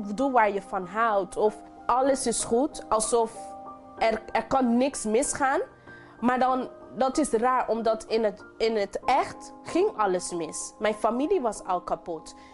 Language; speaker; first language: Dutch; non-native, local second language; English